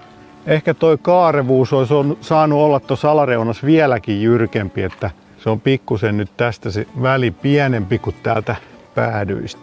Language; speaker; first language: Finnish; native; Finnish